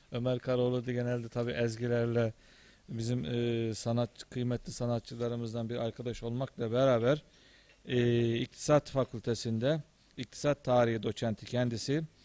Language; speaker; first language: Turkish; native; Turkish